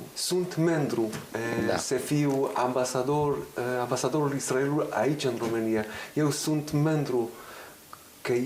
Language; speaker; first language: Romanian; early bilingual, heritage; Hebrew